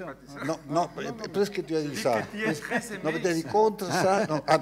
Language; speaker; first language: French; non-native, learner; Spanish